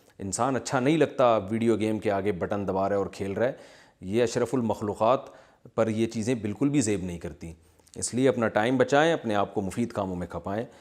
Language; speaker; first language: Urdu; native; Urdu